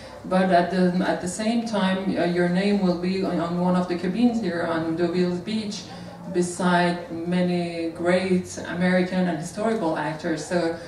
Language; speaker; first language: English; non-native, fluent; French